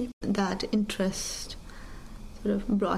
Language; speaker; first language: English; non-native, local second language; Nepali